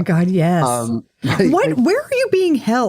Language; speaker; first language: English; native; English